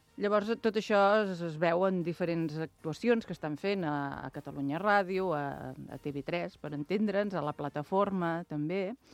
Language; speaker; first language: Catalan; native; Catalan